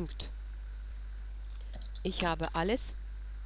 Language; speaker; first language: German; non-native, fluent; Russian